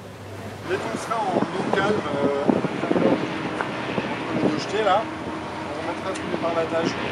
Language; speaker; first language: French; native; French